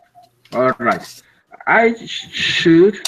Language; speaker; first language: English; non-native, learner; Spanish